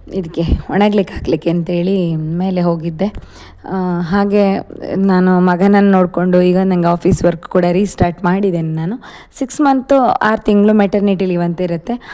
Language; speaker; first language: Kannada; native; Kannada